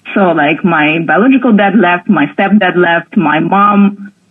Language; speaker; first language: English; non-native, fluent; Russian